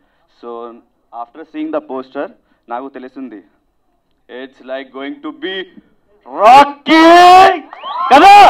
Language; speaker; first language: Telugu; non-native, learner; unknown